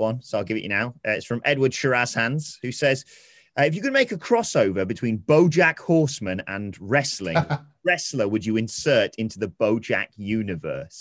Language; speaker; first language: English; native; English